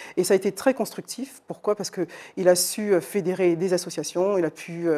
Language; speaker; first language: French; native; French